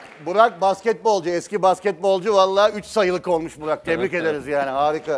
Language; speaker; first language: Turkish; native; Turkish